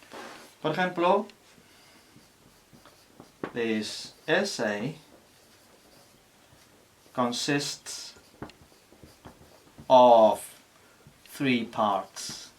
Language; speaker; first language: English; non-native, fluent; Spanish